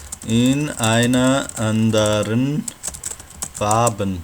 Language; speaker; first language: German; non-native, learner; Nepali